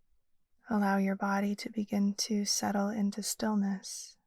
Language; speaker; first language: English; native; English